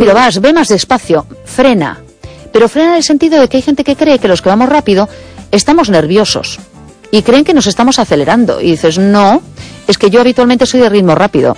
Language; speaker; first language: Spanish; native; Spanish